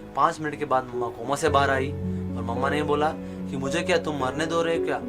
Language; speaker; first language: Hindi; non-native, local second language; Kannada